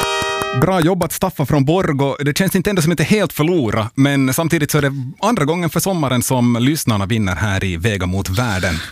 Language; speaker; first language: Swedish; native; Swedish